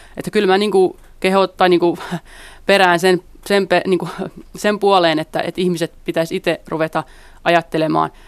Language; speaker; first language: Finnish; early bilingual, other home language; Central Kurdish